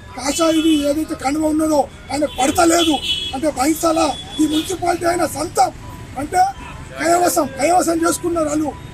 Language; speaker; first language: Telugu; native; Telugu